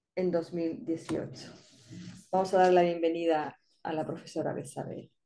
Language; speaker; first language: Spanish; native; Spanish